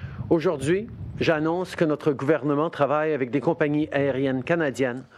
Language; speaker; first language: French; early bilingual, heritage; French